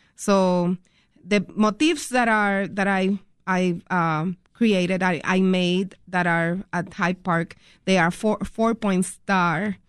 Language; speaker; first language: English; non-native, fluent; Spanish